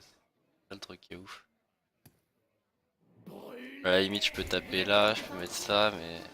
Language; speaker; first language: French; native; French